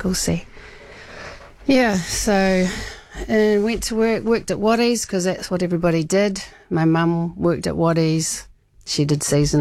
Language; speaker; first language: English; native; English